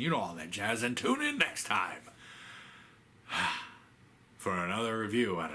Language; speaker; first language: English; native; English